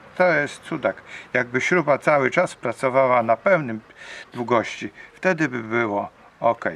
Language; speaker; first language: Polish; native; Polish